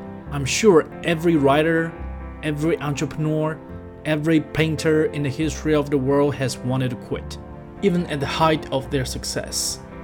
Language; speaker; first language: English; non-native, fluent; Chinese